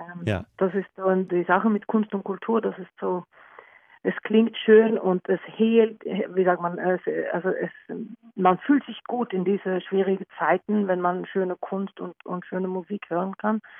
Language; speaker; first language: German; non-native, learner; Norwegian